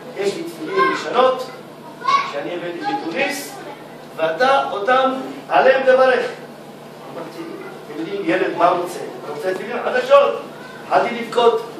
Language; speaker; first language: Hebrew; early bilingual, other home language; Arabic